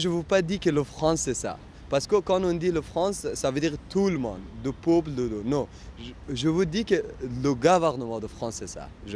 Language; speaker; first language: French; non-native, learner; Persian